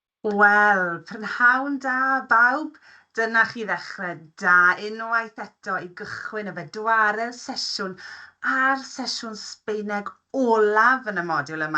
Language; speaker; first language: Welsh; native; Welsh